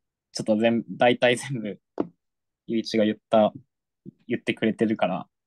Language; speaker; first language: Japanese; native; Japanese